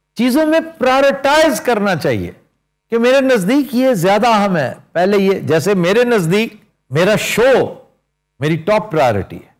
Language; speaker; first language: Urdu; native; Urdu